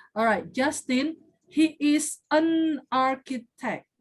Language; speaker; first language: English; non-native, fluent; Indonesian